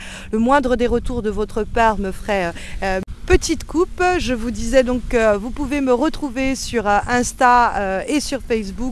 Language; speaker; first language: French; native; French